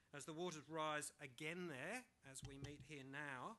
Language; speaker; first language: English; native; English